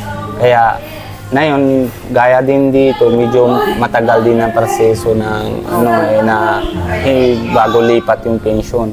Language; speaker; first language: Filipino; non-native, learner; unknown